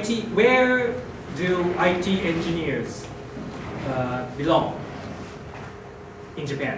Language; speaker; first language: English; non-native, fluent; Japanese